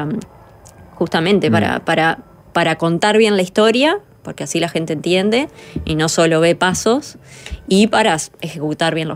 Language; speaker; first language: Spanish; native; Spanish